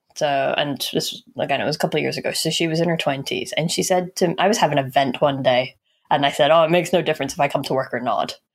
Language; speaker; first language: English; native; English